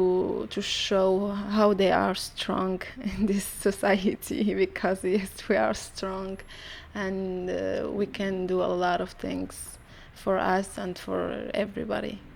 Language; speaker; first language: English; non-native, learner; Arabic